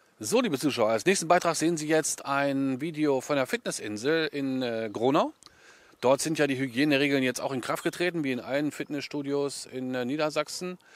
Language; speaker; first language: German; native; German